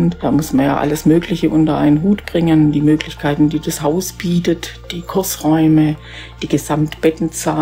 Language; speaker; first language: German; native; German